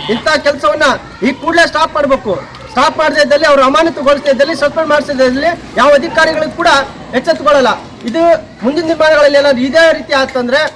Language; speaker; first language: Kannada; non-native, local second language; Lambadi